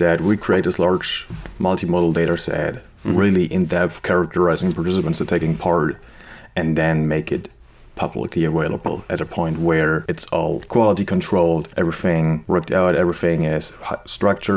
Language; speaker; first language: English; non-native, fluent; German